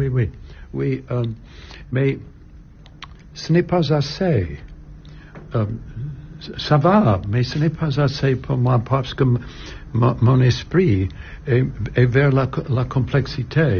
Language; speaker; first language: French; non-native, learner; English